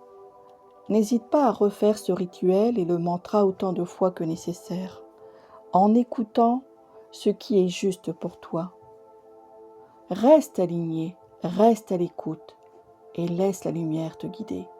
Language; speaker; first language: French; native; French